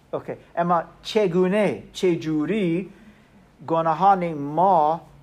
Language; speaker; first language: Persian; non-native, learner; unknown